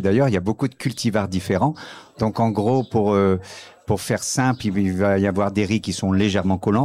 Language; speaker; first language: French; native; French